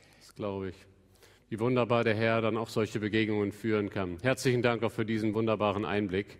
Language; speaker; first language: German; native; German